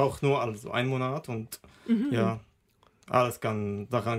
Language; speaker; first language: German; non-native, learner; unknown